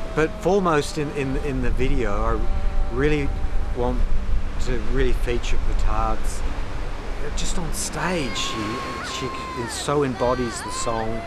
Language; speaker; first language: English; native; English